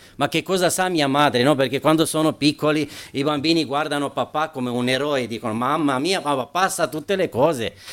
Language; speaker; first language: Italian; non-native, fluent; Romanian